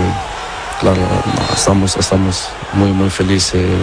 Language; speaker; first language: Spanish; non-native, learner; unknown